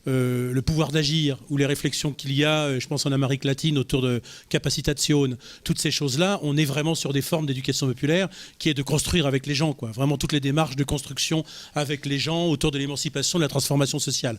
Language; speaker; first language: French; native; French